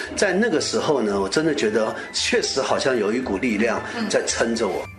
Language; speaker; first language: Chinese; native; Chinese